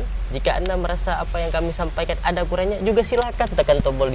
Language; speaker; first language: Indonesian; native; Indonesian